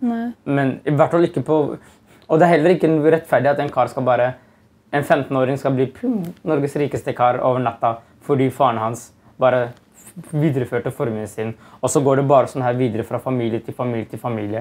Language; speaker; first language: Norwegian; native; Norwegian